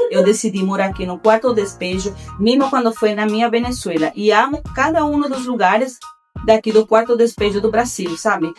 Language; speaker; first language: Portuguese; non-native, fluent; Spanish